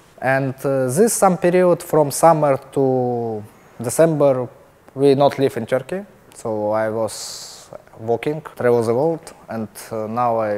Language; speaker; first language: English; non-native, learner; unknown